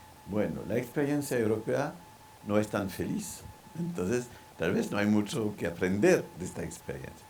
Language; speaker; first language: Spanish; non-native, local second language; French